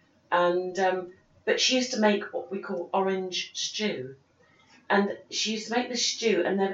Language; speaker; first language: English; native; English